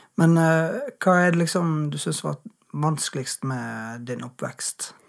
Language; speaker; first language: Norwegian; native; Norwegian